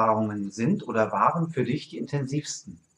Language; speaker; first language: German; native; German